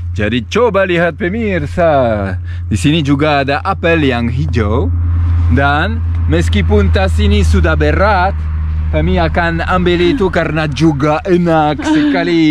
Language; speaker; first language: Indonesian; non-native, learner; French